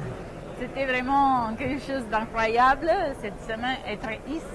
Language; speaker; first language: French; non-native, fluent; Italian